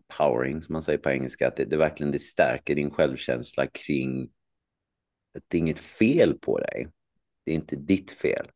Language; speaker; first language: Swedish; native; Swedish